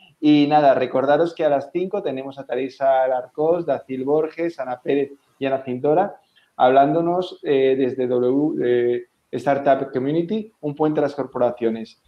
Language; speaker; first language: Spanish; native; Spanish